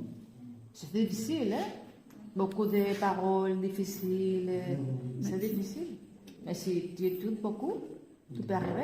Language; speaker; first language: French; non-native, fluent; Spanish